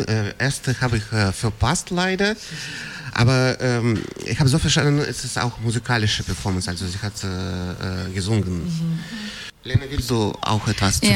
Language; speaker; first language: German; non-native, fluent; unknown